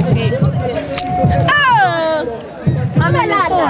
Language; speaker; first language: Italian; non-native, learner; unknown